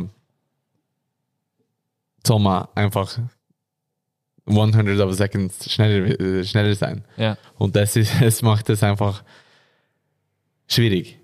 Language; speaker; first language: German; non-native, learner; Norwegian